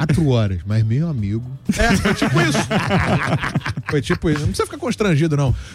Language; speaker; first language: Portuguese; native; Portuguese